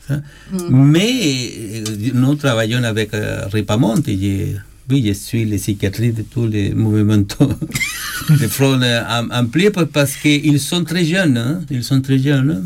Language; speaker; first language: French; non-native, learner; Spanish